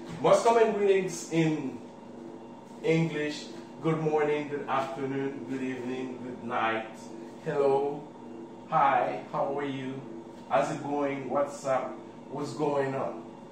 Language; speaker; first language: English; non-native, fluent; Haitian Creole